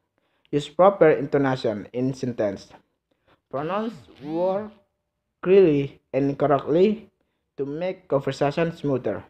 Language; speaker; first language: English; non-native, learner; Indonesian